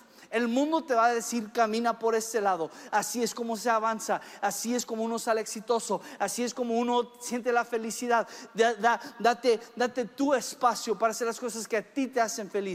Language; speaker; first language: Spanish; early bilingual, other home language; English